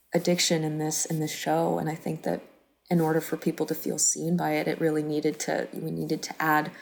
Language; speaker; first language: English; native; English